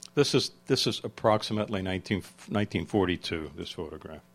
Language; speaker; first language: English; early bilingual, other home language; Czech